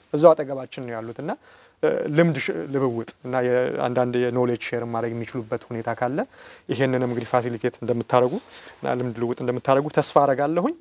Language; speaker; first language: Amharic; native; Amharic